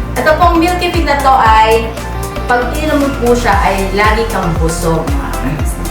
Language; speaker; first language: Filipino; native; Filipino